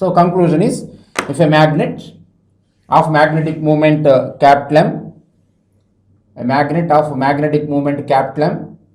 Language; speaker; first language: English; non-native, local second language; Telugu